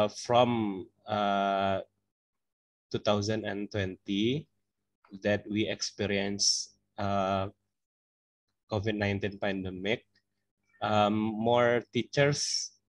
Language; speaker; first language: English; non-native, fluent; Indonesian